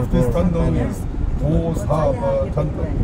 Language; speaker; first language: English; non-native, learner; Cantonese